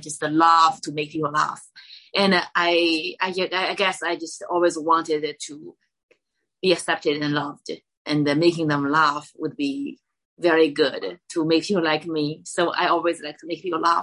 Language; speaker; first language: English; non-native, fluent; Chinese